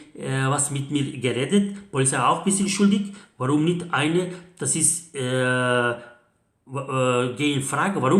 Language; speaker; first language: German; non-native, learner; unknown